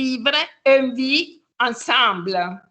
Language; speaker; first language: French; non-native, learner; Italian